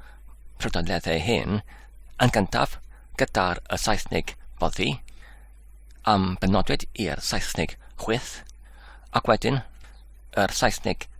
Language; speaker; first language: Welsh; non-native, learner; English